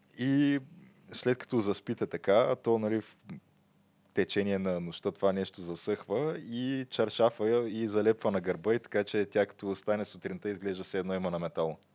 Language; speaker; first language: Bulgarian; native; Bulgarian